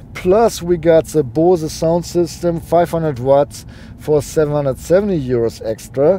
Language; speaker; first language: English; non-native, fluent; German